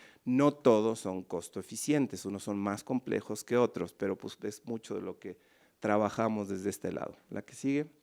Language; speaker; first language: Spanish; native; Spanish